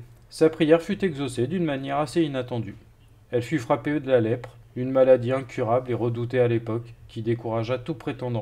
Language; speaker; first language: French; native; French